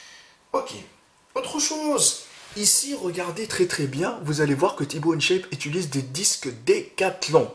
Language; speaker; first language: French; native; French